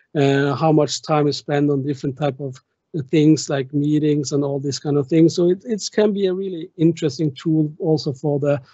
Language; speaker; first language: English; non-native, fluent; German